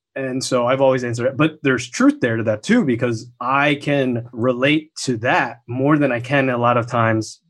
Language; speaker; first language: English; native; English